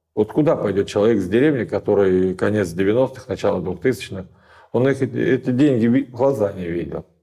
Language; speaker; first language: Russian; native; Russian